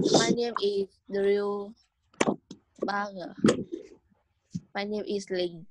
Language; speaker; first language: English; non-native, learner; Vietnamese